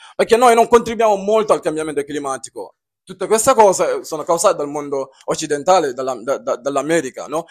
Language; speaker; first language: Italian; non-native, fluent; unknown